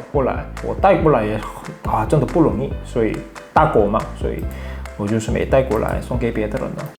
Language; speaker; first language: Chinese; non-native, fluent; Korean